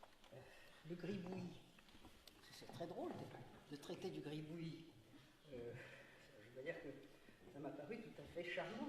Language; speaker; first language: French; native; French